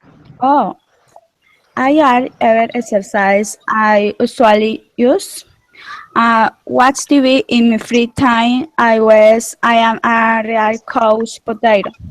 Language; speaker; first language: English; non-native, learner; Spanish